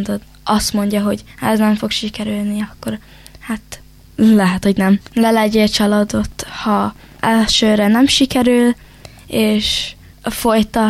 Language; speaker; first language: Hungarian; early bilingual, heritage; Hungarian